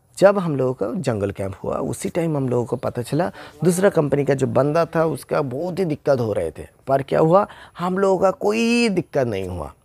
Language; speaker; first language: Hindi; non-native, local second language; Bangla